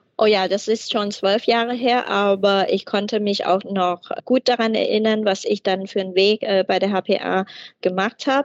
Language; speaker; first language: German; non-native, fluent; Thai